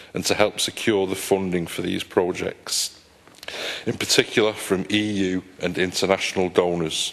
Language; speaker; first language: English; native; English